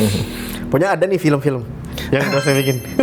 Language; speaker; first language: Indonesian; native; Indonesian